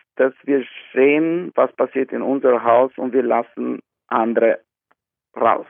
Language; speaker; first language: German; non-native, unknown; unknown